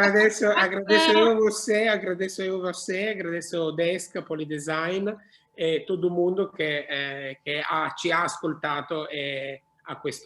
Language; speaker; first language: Portuguese; non-native, learner; Italian